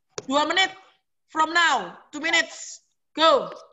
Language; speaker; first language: English; non-native, fluent; Indonesian